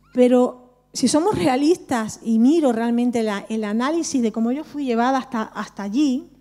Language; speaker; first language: Spanish; native; Spanish